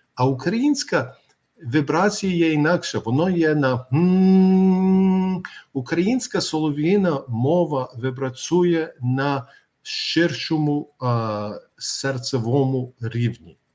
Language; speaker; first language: Ukrainian; early bilingual, heritage; Ukrainian